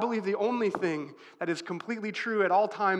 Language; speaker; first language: English; native; English